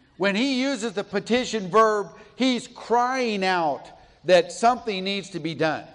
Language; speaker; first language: English; native; English